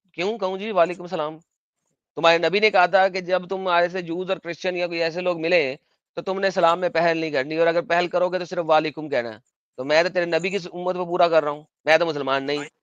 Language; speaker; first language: Urdu; non-native, local second language; Punjabi